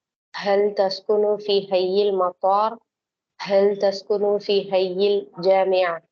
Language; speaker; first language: Arabic; non-native, learner; Tamil